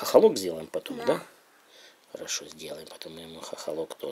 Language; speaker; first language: Russian; native; Russian